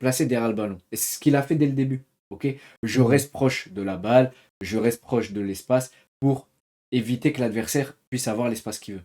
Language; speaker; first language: French; native; French